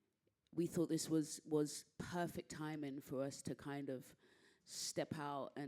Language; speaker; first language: English; native; English